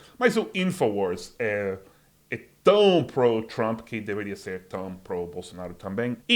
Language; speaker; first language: Portuguese; non-native, fluent; English